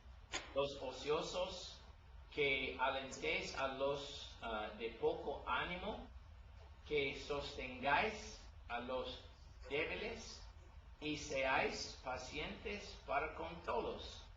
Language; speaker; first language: Spanish; non-native, learner; English